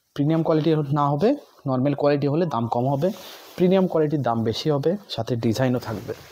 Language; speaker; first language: Hindi; non-native, local second language; Bangla